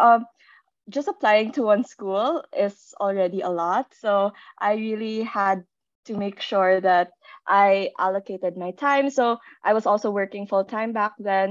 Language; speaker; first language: English; non-native, local second language; Filipino